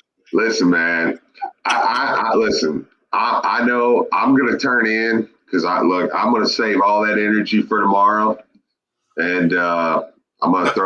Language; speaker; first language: English; native; English